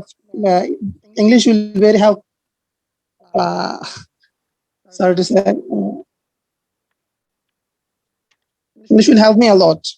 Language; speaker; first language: English; non-native, learner; Bangla